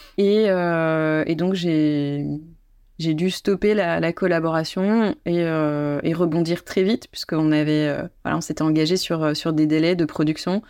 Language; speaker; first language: French; native; French